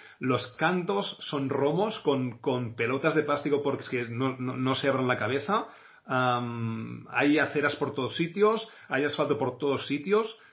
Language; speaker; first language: Spanish; non-native, local second language; Catalan